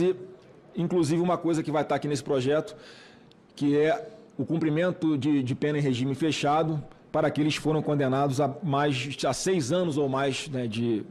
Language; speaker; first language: Portuguese; native; Portuguese